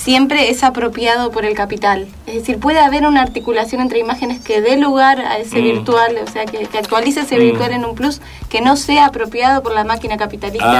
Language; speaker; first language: Spanish; native; Spanish